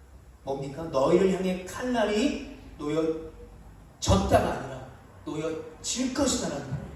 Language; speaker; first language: Korean; native; Korean